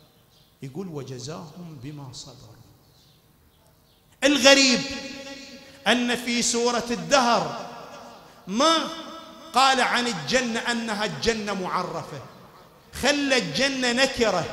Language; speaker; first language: Arabic; native; Arabic